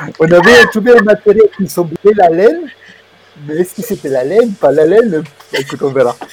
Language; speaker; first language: French; non-native, fluent; Romanian